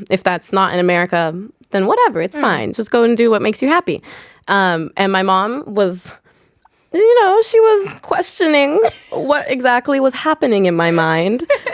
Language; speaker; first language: English; native; English